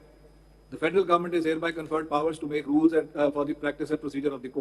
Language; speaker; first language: English; non-native, local second language; Urdu